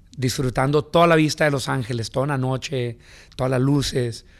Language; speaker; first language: Spanish; early bilingual, heritage; Spanish